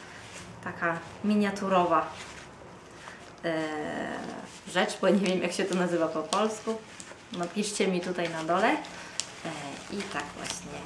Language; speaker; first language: Polish; non-native, fluent; Italian